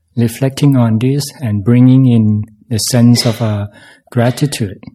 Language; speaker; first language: English; non-native, fluent; Thai